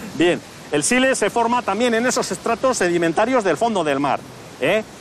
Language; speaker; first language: Spanish; native; Spanish